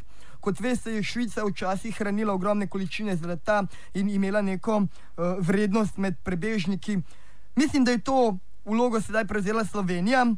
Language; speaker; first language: Slovenian; native; Slovenian